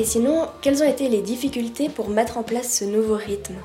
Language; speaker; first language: French; native; French